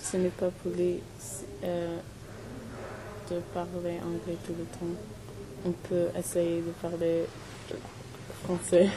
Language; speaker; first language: French; non-native, learner; English